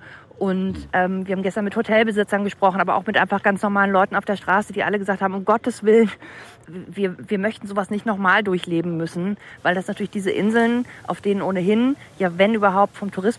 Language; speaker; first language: German; native; German